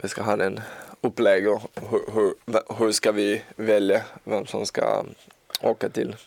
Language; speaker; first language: Swedish; non-native, learner; Portuguese